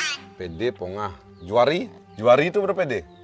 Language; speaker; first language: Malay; non-native, local second language; Balinese